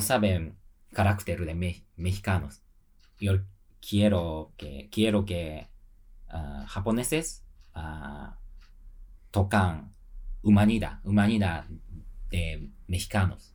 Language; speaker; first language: Spanish; non-native, learner; Japanese